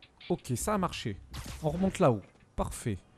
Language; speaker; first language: French; native; French